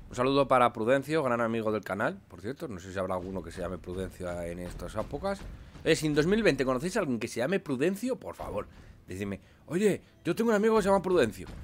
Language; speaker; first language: Spanish; native; Spanish